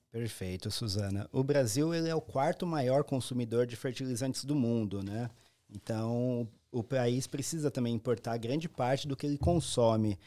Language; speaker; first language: Portuguese; native; Portuguese